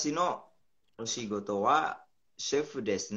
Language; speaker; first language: Japanese; non-native, learner; Indonesian